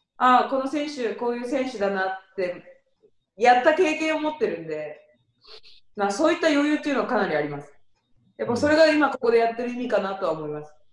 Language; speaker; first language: Japanese; native; Japanese